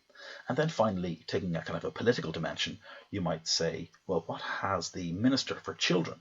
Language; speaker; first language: English; native; English